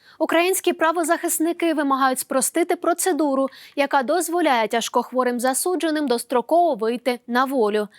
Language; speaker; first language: Ukrainian; native; Ukrainian